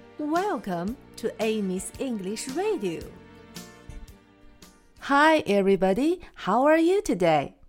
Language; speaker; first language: English; non-native, fluent; Chinese